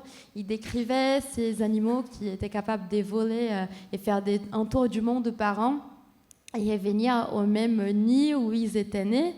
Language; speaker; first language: French; non-native, fluent; Portuguese